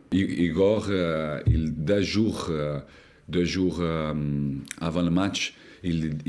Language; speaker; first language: French; non-native, learner; Portuguese